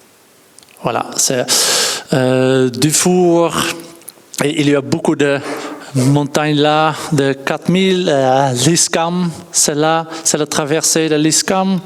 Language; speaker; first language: French; non-native, learner; Dutch